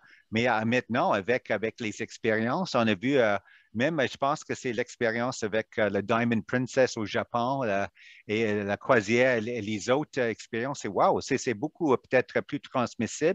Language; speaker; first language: French; non-native, local second language; English